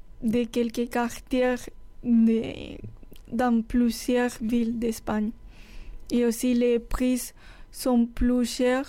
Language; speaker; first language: French; non-native, learner; Spanish